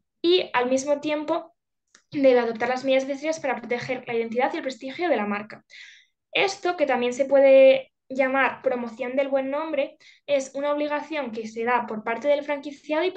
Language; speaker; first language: Spanish; native; Spanish